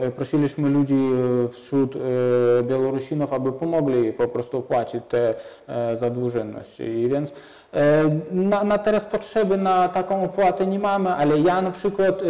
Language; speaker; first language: Polish; non-native, fluent; Russian